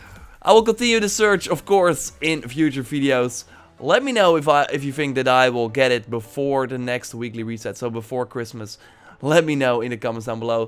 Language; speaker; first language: English; non-native, fluent; Dutch